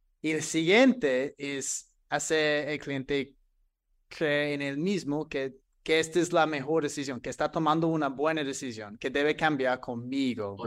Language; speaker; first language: Spanish; non-native, fluent; English